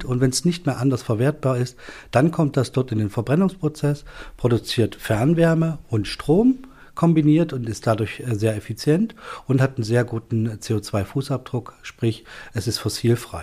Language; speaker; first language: German; native; German